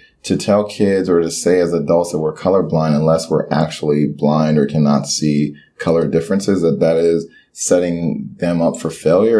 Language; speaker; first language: English; early bilingual, other home language; Haitian Creole